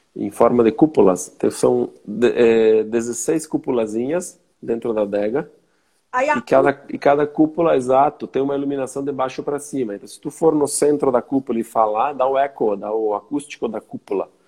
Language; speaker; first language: Portuguese; native; Portuguese